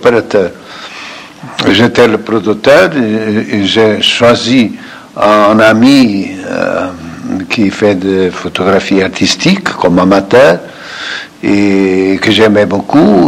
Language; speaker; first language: French; non-native, fluent; Portuguese